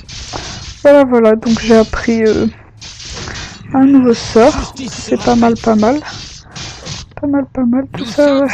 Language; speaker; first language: French; native; French